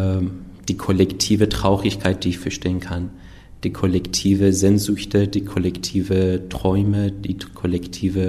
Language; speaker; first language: German; non-native, fluent; Persian